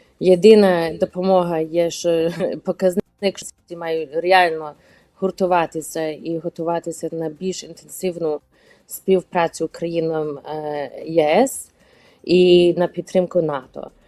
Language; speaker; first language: Ukrainian; early bilingual, heritage; Ukrainian